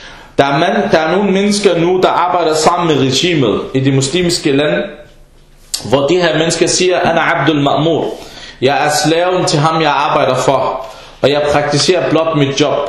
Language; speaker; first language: Danish; early bilingual, other home language; Arabic